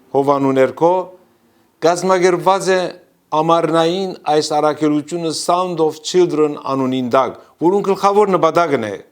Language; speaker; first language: Armenian; early bilingual, heritage; Armenian